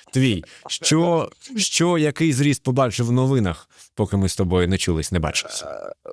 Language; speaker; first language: Ukrainian; native; Ukrainian